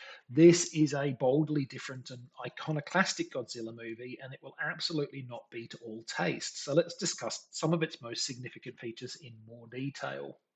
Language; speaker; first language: English; native; English